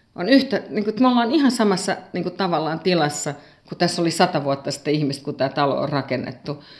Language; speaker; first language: Finnish; native; Finnish